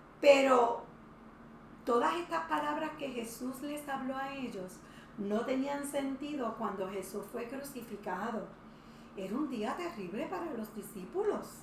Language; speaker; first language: Spanish; native; Spanish